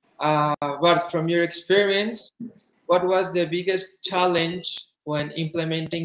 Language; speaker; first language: English; non-native, fluent; Spanish